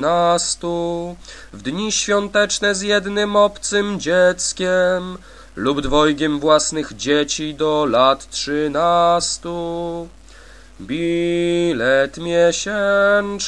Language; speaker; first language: Polish; native; Polish